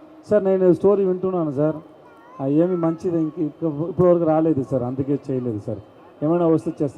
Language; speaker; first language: Telugu; non-native, learner; Tamil